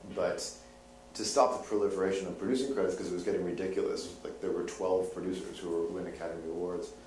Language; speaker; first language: English; native; English